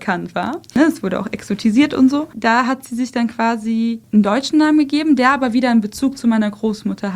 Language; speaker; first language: German; early bilingual, other home language; Russian